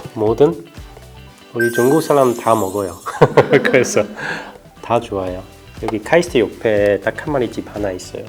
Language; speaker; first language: Korean; non-native, learner; Chinese